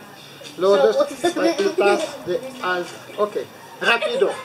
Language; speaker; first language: Spanish; non-native, learner; French